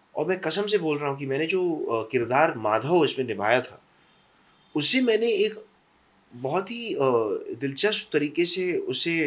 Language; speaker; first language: Hindi; non-native, local second language; English